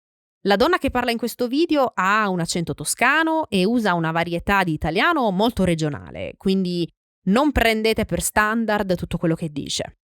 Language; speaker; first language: Italian; native; Italian